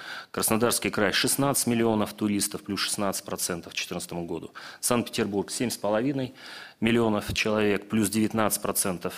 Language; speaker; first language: Russian; native; Russian